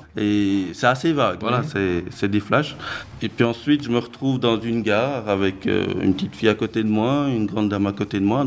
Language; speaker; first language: French; early bilingual, other home language; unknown